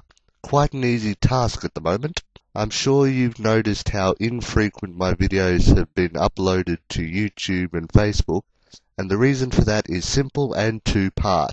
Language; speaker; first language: English; native; English